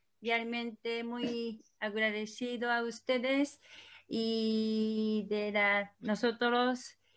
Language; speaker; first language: Spanish; non-native, learner; Korean